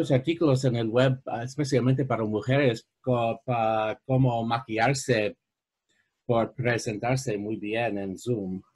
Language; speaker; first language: Spanish; non-native, fluent; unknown